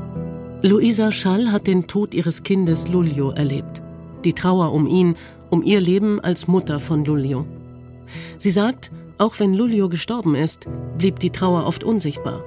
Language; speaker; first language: German; native; German